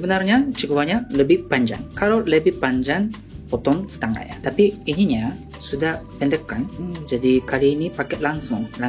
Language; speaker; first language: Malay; non-native, learner; Japanese